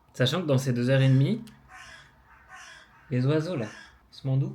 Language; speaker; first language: French; native; French